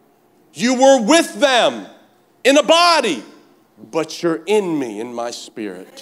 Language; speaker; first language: English; native; English